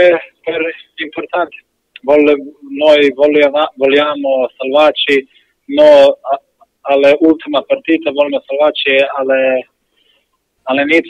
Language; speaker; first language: Italian; non-native, learner; Bosnian